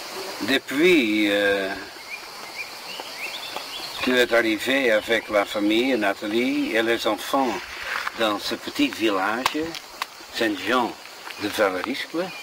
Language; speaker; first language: French; non-native, fluent; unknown